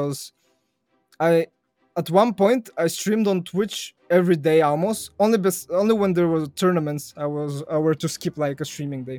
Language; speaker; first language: English; non-native, fluent; Bulgarian